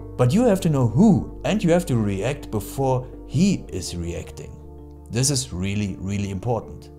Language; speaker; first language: English; non-native, fluent; German